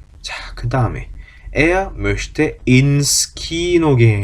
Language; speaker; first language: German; non-native, fluent; Korean